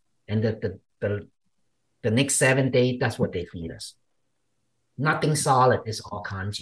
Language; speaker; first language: English; non-native, fluent; Vietnamese